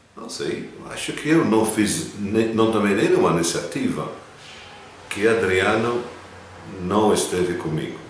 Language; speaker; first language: Portuguese; non-native, fluent; Maltese